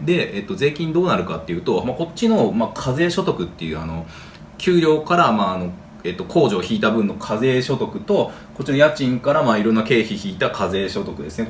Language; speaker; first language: Japanese; native; Japanese